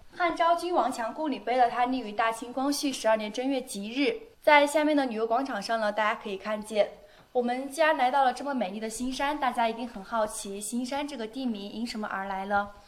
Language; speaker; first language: Chinese; native; Chinese